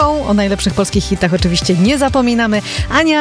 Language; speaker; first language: Polish; native; Polish